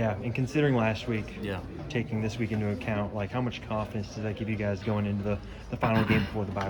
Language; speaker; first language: English; native; English